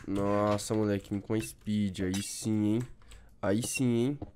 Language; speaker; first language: Portuguese; native; Portuguese